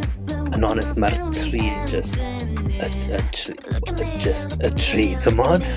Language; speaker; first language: Welsh; non-native, learner; English